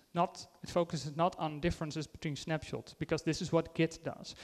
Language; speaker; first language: English; non-native, fluent; Dutch